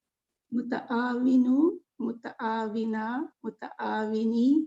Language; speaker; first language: Arabic; non-native, learner; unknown